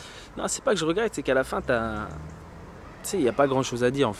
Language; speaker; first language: French; native; French